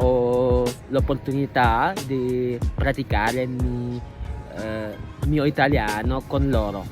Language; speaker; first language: Italian; non-native, learner; Indonesian